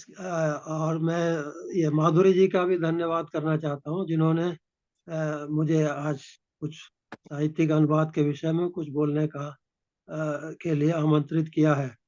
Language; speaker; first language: Hindi; native; Hindi